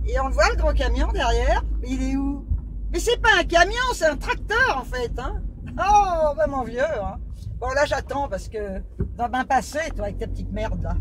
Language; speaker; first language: French; native; French